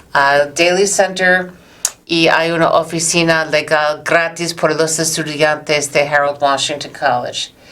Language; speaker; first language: Spanish; non-native, learner; English